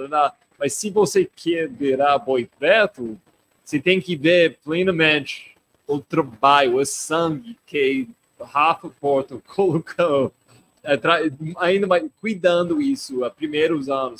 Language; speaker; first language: Portuguese; non-native, fluent; English